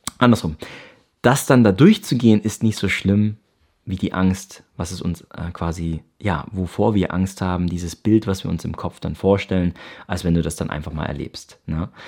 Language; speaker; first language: German; native; German